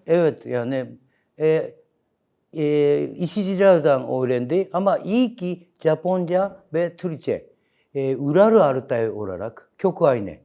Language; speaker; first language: Turkish; non-native, learner; Japanese